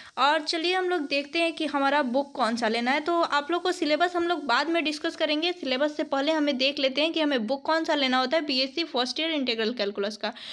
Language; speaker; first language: Hindi; native; Hindi